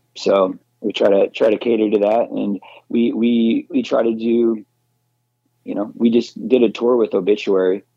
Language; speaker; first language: English; native; English